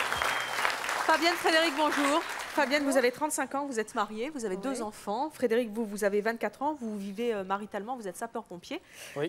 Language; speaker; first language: French; native; French